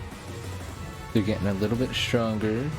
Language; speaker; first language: English; native; English